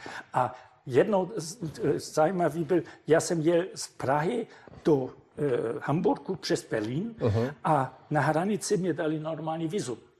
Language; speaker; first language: Czech; non-native, fluent; German